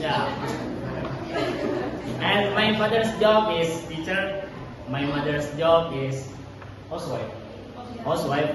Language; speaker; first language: English; non-native, learner; Indonesian